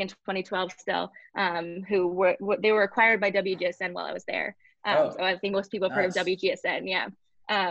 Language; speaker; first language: English; native; English